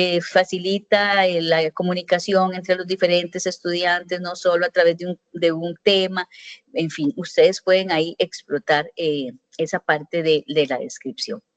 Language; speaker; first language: Spanish; native; Spanish